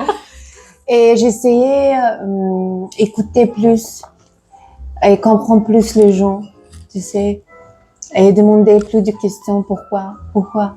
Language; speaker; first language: French; non-native, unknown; Tajik